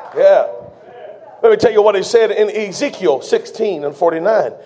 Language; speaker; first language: English; native; English